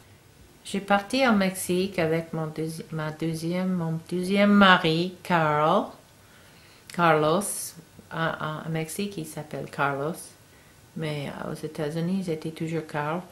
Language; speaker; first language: French; non-native, learner; English